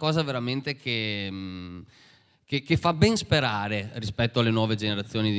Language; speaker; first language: Italian; native; Italian